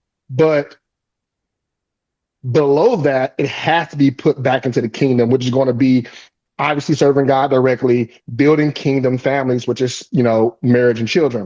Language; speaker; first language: English; native; English